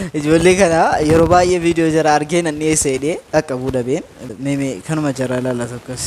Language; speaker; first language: Oromo; native; Oromo